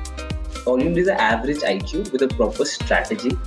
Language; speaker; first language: English; non-native, local second language; Hindi